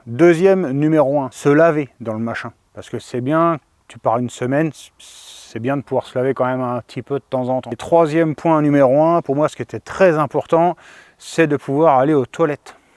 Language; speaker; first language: French; native; French